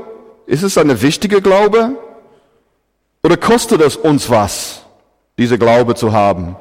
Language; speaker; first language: German; non-native, fluent; English